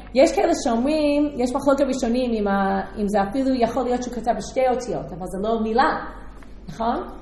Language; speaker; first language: Hebrew; non-native, fluent; English